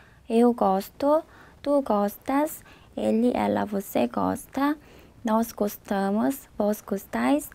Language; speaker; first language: Portuguese; non-native, fluent; Korean